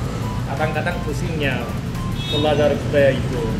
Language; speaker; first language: Indonesian; non-native, learner; Korean